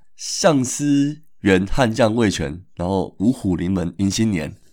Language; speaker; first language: Chinese; native; Chinese